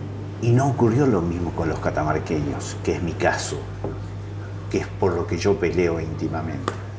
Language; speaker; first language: Spanish; native; Spanish